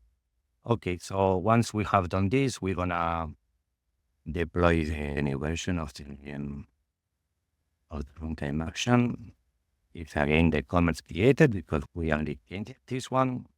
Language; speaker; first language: English; non-native, fluent; Spanish